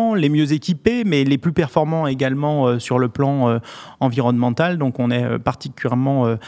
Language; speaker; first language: French; native; French